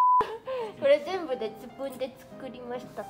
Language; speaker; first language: Japanese; non-native, learner; Cantonese